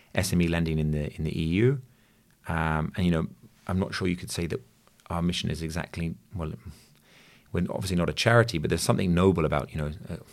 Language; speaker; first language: English; native; English